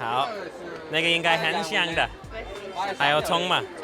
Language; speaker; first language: Chinese; non-native, fluent; English